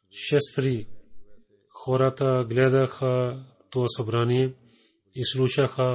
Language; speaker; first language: Bulgarian; non-native, learner; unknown